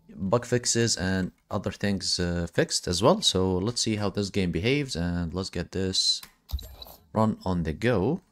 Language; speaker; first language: English; non-native, fluent; Arabic